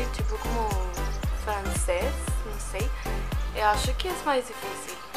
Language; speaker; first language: Portuguese; non-native, learner; Spanish